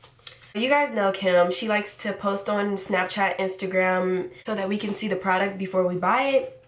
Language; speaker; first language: English; native; English